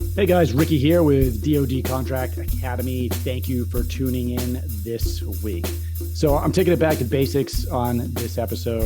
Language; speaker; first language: English; native; English